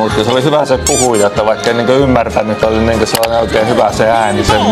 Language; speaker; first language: Finnish; native; Finnish